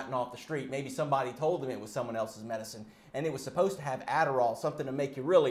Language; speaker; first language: English; native; English